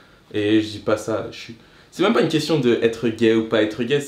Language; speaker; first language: French; native; French